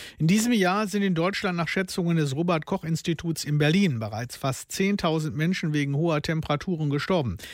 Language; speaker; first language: German; native; German